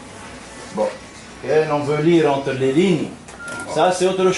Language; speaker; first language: French; non-native, local second language; Arabic